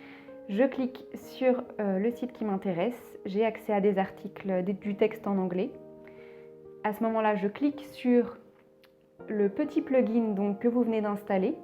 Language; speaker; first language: French; native; French